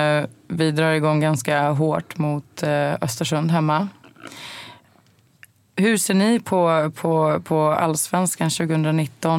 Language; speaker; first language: Swedish; native; Swedish